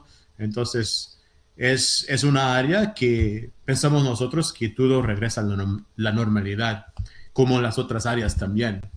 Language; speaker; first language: Spanish; non-native, fluent; Portuguese